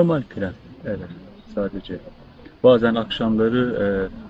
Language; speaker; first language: Turkish; non-native, fluent; Persian